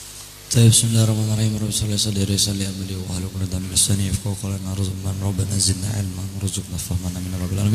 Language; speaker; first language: Arabic; non-native, fluent; Indonesian